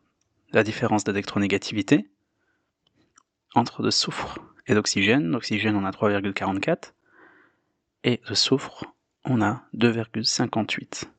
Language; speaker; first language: French; native; French